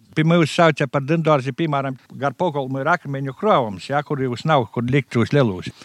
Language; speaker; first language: Latvian; native; Latvian